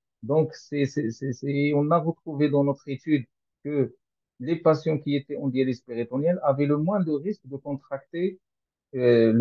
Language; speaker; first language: French; non-native, local second language; Arabic